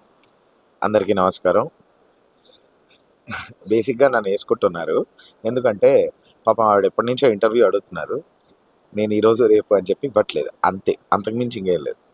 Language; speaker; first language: Telugu; native; Telugu